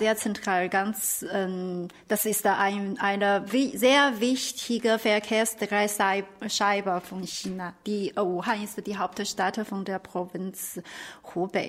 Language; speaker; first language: German; non-native, fluent; Chinese